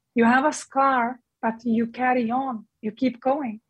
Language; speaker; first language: English; non-native, fluent; Arabic